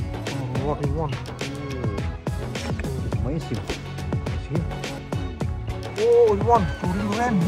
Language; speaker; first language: English; non-native, learner; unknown